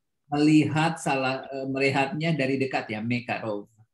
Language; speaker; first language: Hebrew; non-native, learner; Indonesian